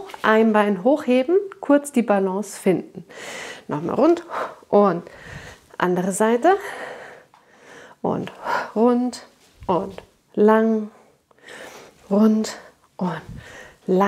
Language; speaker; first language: German; native; German